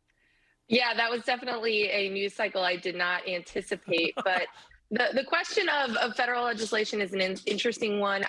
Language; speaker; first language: English; native; English